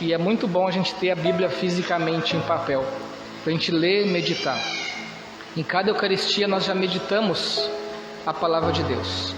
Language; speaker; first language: Portuguese; native; Portuguese